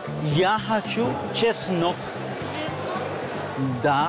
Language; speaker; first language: Russian; non-native, learner; Spanish